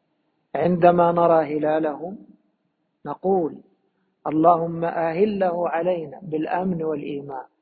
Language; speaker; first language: Arabic; native; Arabic